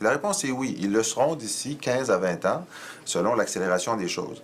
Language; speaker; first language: French; native; French